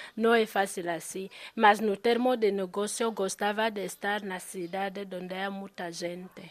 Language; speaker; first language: Portuguese; non-native, fluent; Spanish